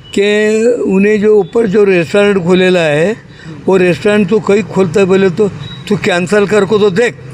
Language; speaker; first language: Hindi; native; Hindi